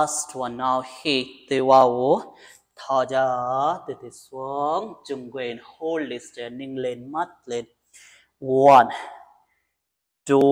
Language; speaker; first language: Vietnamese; non-native, learner; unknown